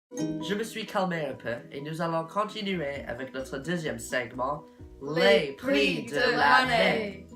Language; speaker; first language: French; non-native, learner; English